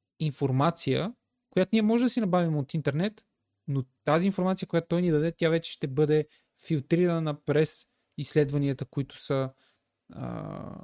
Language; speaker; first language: Bulgarian; native; Bulgarian